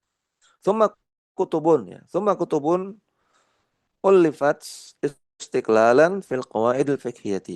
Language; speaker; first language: Arabic; non-native, fluent; Indonesian